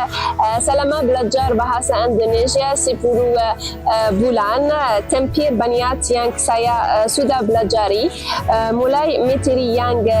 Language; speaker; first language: Indonesian; non-native, learner; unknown